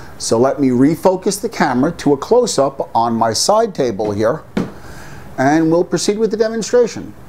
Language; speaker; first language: English; native; English